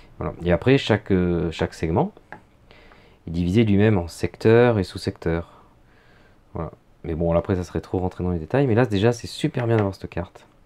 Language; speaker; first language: French; native; French